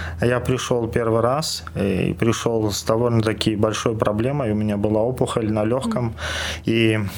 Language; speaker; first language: Russian; non-native, local second language; Armenian